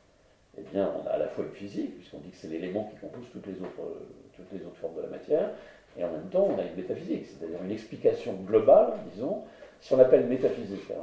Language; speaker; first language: French; native; French